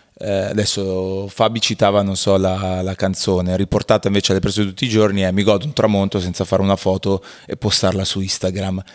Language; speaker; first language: Italian; native; Italian